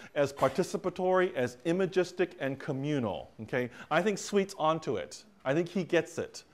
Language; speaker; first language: English; native; English